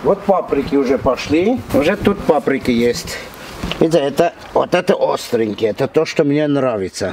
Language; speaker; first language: Russian; non-native, fluent; Armenian